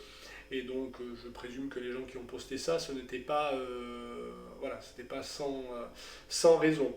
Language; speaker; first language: French; native; French